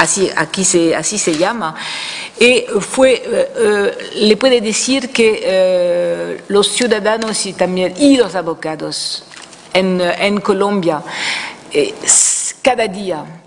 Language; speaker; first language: Spanish; non-native, fluent; French